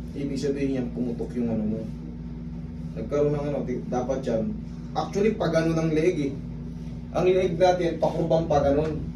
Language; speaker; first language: Filipino; native; Filipino